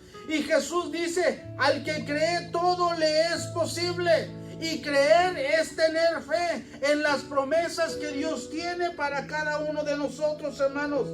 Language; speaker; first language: Spanish; native; Spanish